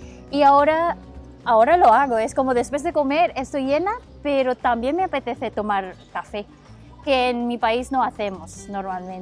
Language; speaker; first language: Spanish; non-native, fluent; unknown